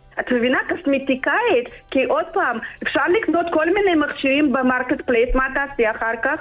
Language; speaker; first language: Hebrew; non-native, fluent; Russian